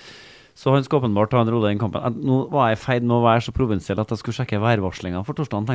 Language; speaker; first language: Norwegian; native; Norwegian